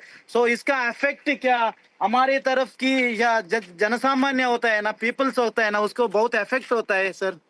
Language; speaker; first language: Hindi; non-native, local second language; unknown